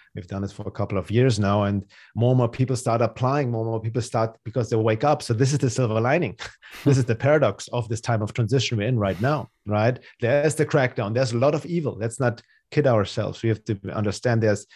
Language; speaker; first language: English; non-native, fluent; German